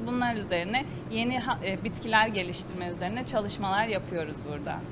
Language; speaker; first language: Turkish; native; Turkish